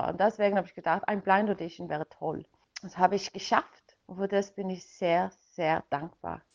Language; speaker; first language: German; non-native, fluent; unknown